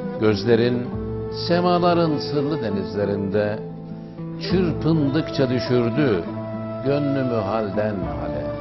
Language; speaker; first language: Turkish; native; Turkish